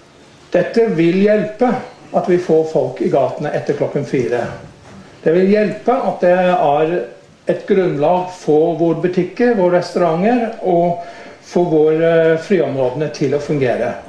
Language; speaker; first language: Norwegian; non-native, fluent; English